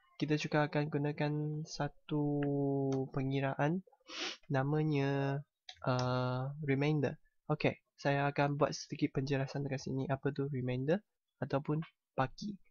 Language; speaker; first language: Malay; non-native, local second language; Chinese